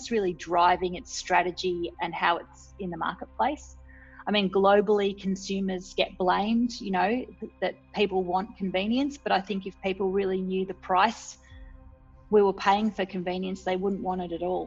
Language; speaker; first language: English; native; English